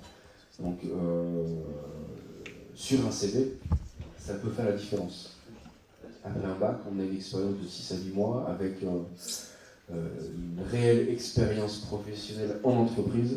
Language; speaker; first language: French; native; French